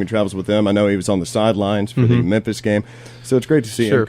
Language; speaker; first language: English; native; English